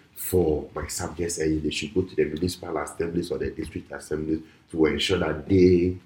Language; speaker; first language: English; non-native, local second language; Ewe